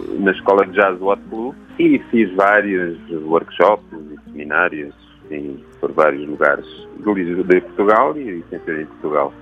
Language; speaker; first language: Portuguese; native; Portuguese